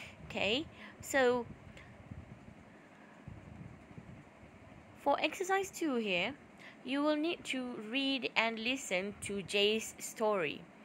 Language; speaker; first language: English; non-native, local second language; Malay